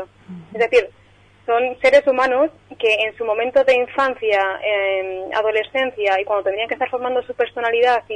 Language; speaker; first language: Spanish; native; Spanish